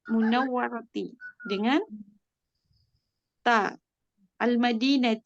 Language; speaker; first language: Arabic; non-native, fluent; Indonesian